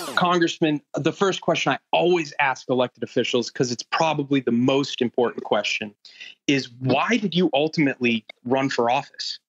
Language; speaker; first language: English; native; English